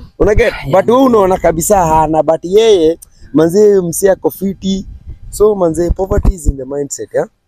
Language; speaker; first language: Swahili; native; Swahili